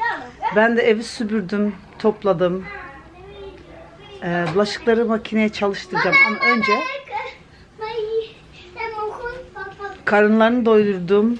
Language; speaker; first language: Turkish; early bilingual, other home language; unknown